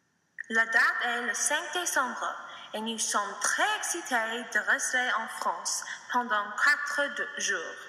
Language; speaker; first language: French; non-native, learner; English